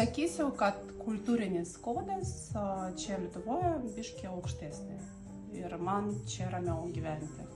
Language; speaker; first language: Lithuanian; non-native, learner; Russian